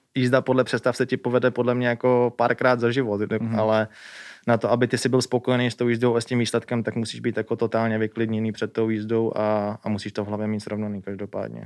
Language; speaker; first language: Czech; native; Czech